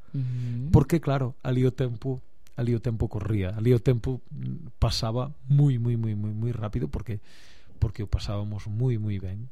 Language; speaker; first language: Galician; native; Galician